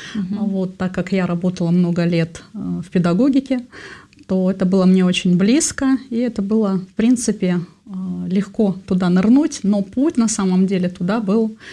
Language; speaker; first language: Russian; native; Russian